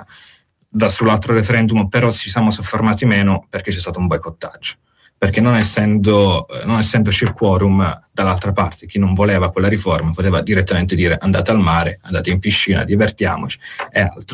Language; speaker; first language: Italian; native; Italian